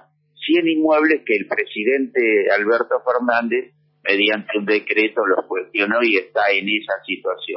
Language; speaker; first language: Spanish; native; Spanish